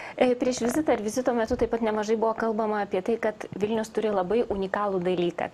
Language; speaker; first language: Lithuanian; native; Lithuanian